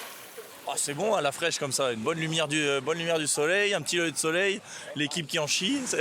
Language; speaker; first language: French; native; French